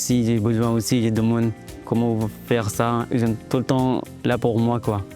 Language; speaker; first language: French; non-native, learner; Arabic